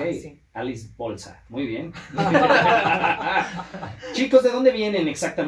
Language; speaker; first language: Spanish; native; Spanish